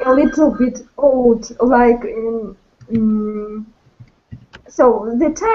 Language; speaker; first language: English; non-native, learner; Russian